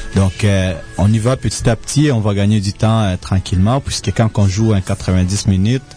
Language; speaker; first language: French; native; French